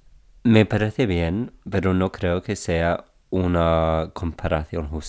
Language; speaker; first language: Spanish; non-native, fluent; English